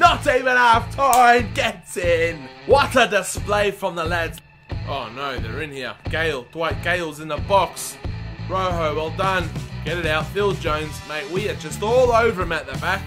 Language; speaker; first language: English; native; English